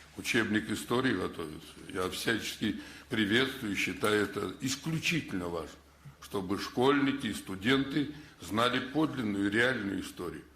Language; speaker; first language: Russian; native; Russian